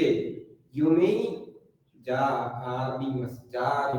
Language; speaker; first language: Japanese; non-native, learner; Bangla